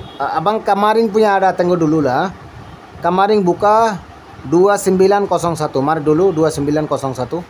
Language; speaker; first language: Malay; non-native, learner; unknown